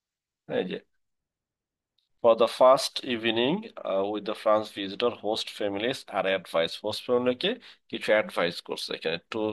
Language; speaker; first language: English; non-native, learner; Bangla